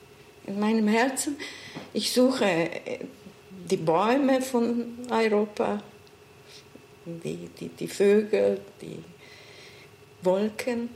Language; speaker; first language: German; non-native, fluent; Hungarian